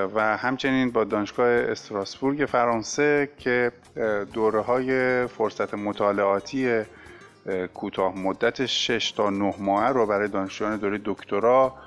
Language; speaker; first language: Persian; native; Persian